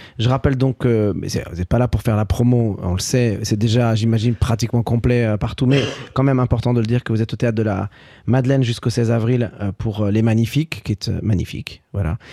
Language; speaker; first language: French; early bilingual, other home language; Arabic